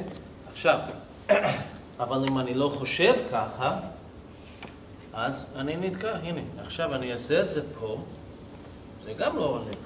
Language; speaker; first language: Hebrew; non-native, fluent; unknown